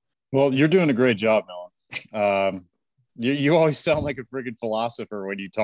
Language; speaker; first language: English; native; English